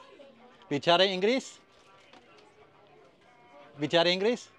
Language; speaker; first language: Indonesian; non-native, learner; English